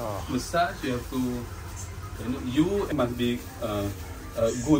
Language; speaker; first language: English; non-native, local second language; Malay